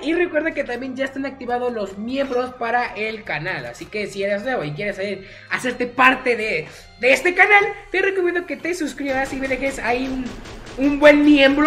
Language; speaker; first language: Spanish; native; Spanish